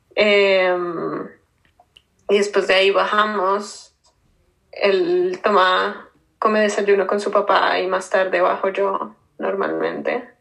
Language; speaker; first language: Spanish; native; Spanish